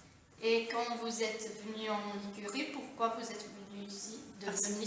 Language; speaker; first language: French; non-native, fluent; Italian